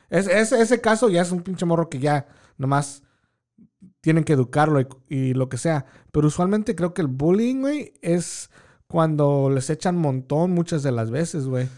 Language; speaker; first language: Spanish; early bilingual, heritage; Spanish